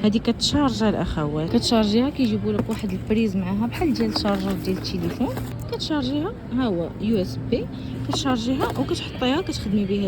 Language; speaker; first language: Arabic; native; Arabic